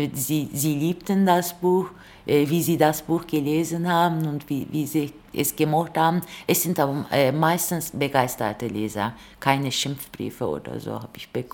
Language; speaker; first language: German; non-native, fluent; Turkish